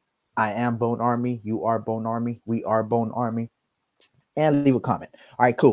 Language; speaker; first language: English; native; English